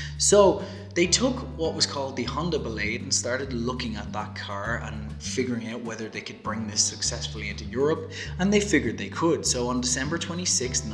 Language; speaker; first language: English; native; English